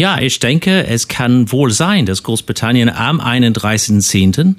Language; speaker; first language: German; non-native, fluent; English